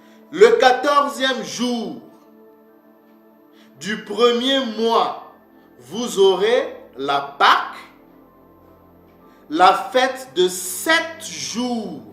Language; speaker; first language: French; non-native, local second language; Kongo